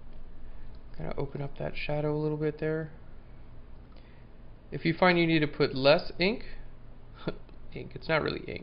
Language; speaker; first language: English; native; English